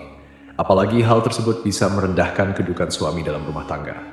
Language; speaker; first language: Indonesian; native; Indonesian